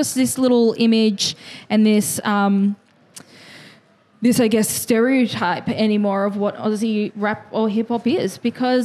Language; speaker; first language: English; native; English